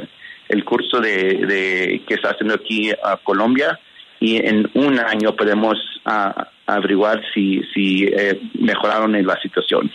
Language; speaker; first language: Spanish; early bilingual, heritage; Spanish